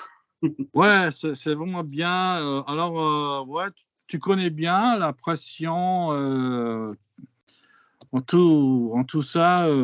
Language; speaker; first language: French; non-native, fluent; English